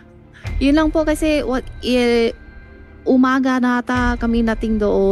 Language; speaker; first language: Filipino; non-native, learner; Chinese